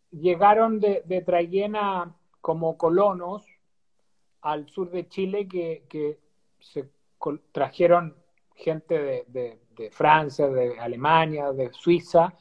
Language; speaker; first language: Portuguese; non-native, learner; Spanish